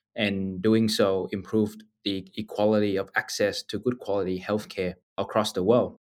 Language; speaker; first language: English; non-native, fluent; Vietnamese